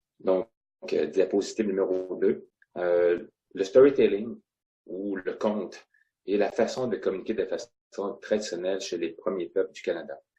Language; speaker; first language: French; non-native, local second language; Innu-aimun